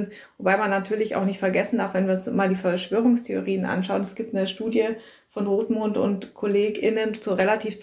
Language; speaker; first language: German; native; German